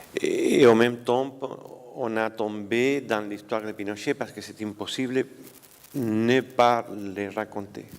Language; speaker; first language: French; non-native, fluent; Spanish